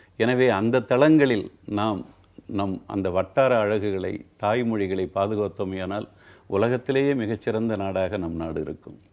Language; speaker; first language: Tamil; native; Tamil